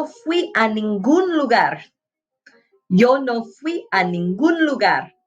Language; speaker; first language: Spanish; non-native, fluent; English